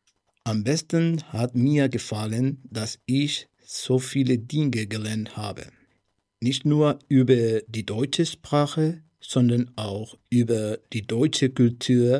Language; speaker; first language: German; non-native, learner; Spanish